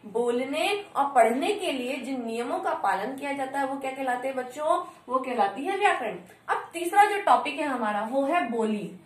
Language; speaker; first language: Hindi; native; Hindi